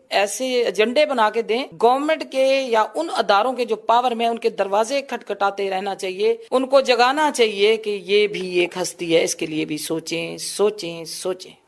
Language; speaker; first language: Urdu; non-native, local second language; Punjabi